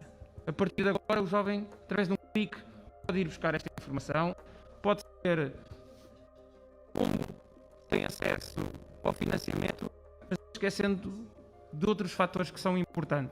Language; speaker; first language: Portuguese; non-native, local second language; Kabuverdianu